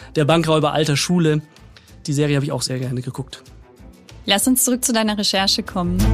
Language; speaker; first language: German; native; German